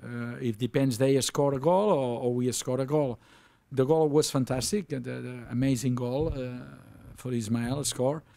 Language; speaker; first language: English; non-native, learner; Spanish